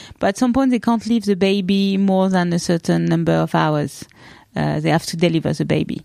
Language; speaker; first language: English; non-native, fluent; French